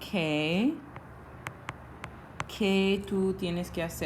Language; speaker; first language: Spanish; non-native, fluent; English